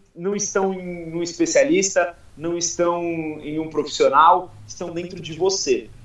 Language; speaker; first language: Portuguese; native; Portuguese